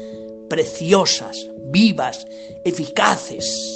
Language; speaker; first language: Spanish; native; Spanish